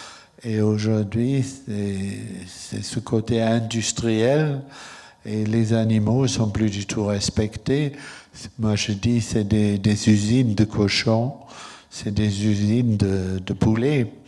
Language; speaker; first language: French; non-native, fluent; German